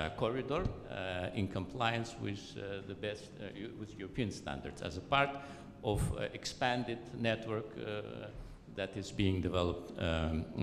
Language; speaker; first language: English; non-native, fluent; Azerbaijani